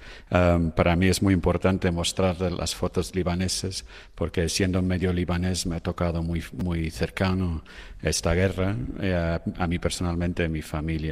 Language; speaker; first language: Spanish; non-native, fluent; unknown